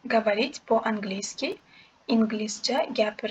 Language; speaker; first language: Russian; non-native, local second language; Uzbek